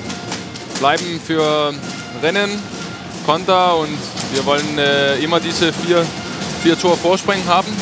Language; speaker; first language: German; non-native, fluent; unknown